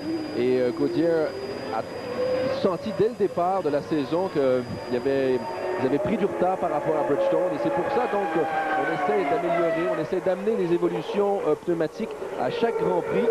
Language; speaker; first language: French; native; French